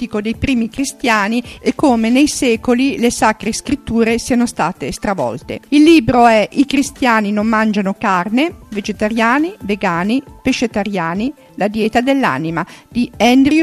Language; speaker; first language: Italian; native; Italian